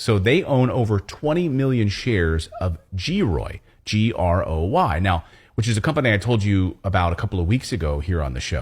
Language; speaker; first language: English; native; English